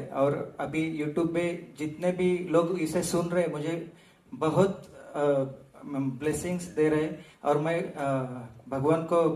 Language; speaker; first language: Hindi; non-native, local second language; Marathi